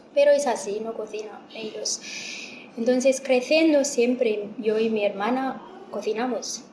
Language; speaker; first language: Spanish; non-native, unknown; Amharic